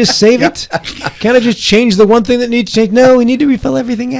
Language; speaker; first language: English; native; English